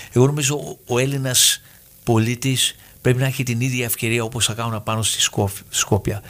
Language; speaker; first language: Greek; early bilingual, heritage; Greek